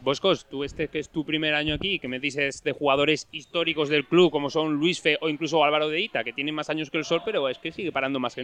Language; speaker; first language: Spanish; native; Spanish